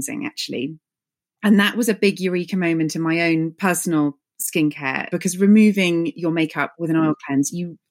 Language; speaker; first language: English; native; English